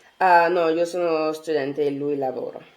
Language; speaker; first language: Italian; non-native, learner; French